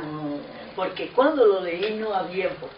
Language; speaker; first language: Spanish; non-native, fluent; Portuguese